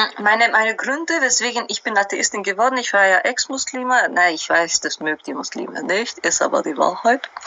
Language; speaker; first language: German; early bilingual, other home language; Albanian